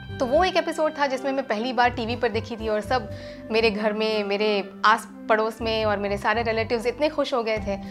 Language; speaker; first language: Hindi; non-native, local second language; Gujarati